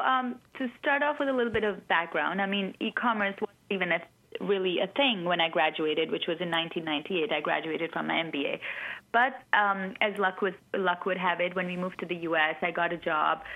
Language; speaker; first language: English; non-native, local second language; Urdu